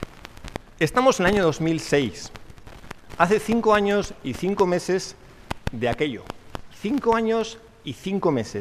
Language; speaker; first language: Spanish; native; Spanish